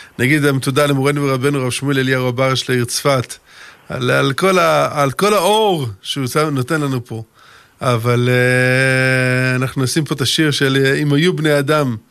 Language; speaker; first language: Hebrew; early bilingual, other home language; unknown